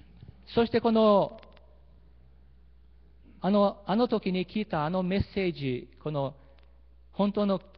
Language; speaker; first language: Japanese; early bilingual, heritage; Portuguese